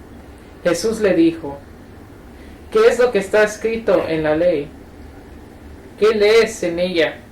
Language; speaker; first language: Spanish; native; Spanish